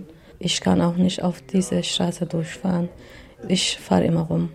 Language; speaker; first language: German; non-native, learner; Turkish